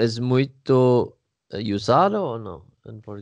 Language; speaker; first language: Portuguese; non-native, learner; Swedish